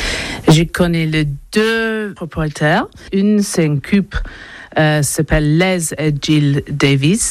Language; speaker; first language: French; non-native, learner; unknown